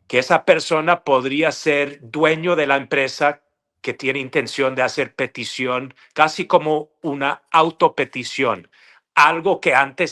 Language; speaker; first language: Spanish; non-native, fluent; English